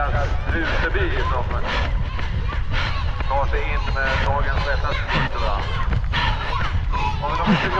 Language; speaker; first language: Swedish; native; Swedish